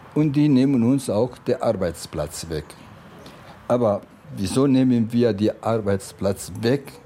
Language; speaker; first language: German; non-native, fluent; Italian